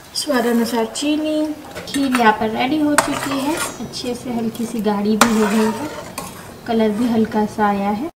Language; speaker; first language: Hindi; non-native, local second language; Marathi